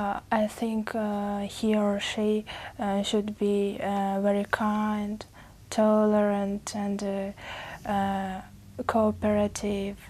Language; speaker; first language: English; non-native, learner; Uzbek